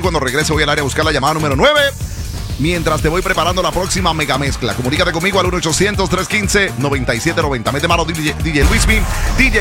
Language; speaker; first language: Spanish; native; Spanish